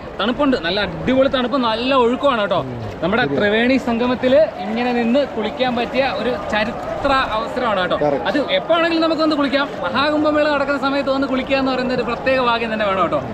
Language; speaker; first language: Malayalam; native; Malayalam